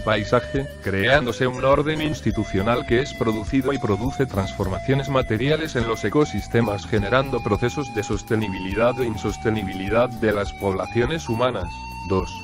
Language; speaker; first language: Spanish; native; Spanish